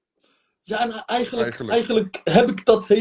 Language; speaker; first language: Dutch; early bilingual, other home language; Turkish